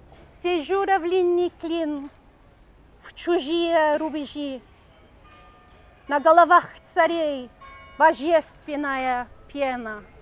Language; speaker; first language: Russian; non-native, fluent; English